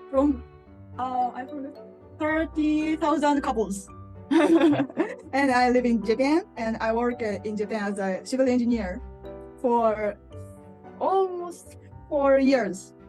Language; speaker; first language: English; non-native, learner; Japanese